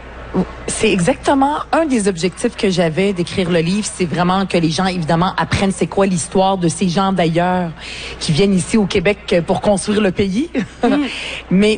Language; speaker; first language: French; early bilingual, other home language; Arabic